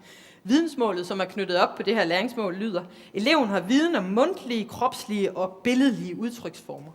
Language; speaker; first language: Danish; native; Danish